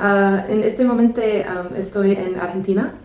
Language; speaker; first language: Spanish; non-native, learner; English